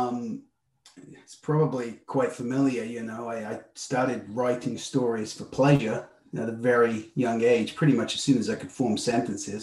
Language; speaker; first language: English; native; English